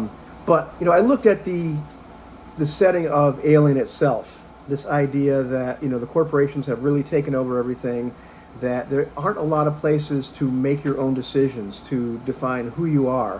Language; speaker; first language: English; native; English